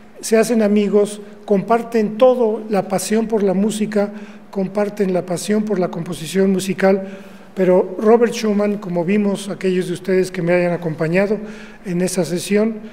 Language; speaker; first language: Spanish; native; Spanish